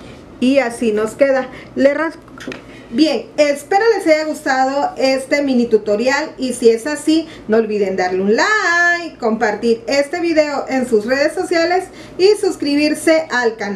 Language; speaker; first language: Spanish; native; Spanish